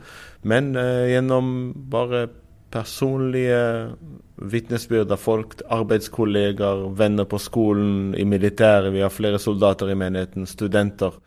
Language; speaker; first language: Norwegian; non-native, fluent; Arabic